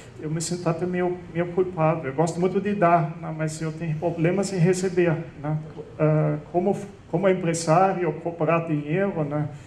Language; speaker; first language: Portuguese; non-native, fluent; German